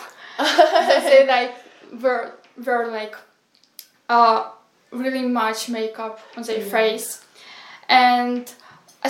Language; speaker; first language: English; non-native, fluent; Ukrainian